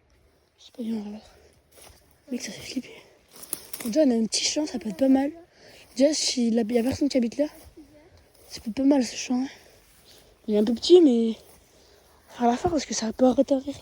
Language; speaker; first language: French; native; French